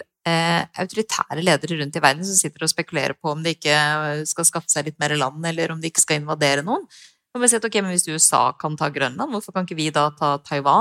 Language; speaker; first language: Norwegian; native; Norwegian